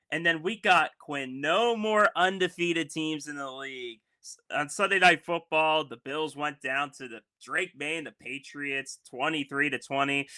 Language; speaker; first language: English; native; English